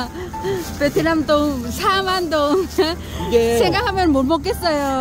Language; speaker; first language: Korean; non-native, learner; Vietnamese